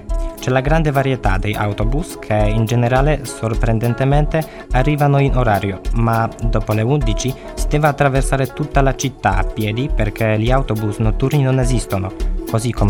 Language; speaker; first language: Italian; non-native, fluent; Polish